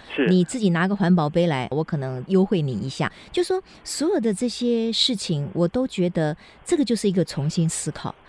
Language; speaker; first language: Chinese; native; Chinese